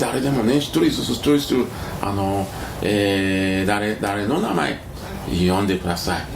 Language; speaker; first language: Japanese; non-native, learner; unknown